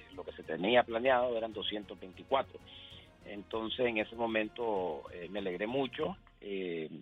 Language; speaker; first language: Spanish; native; Spanish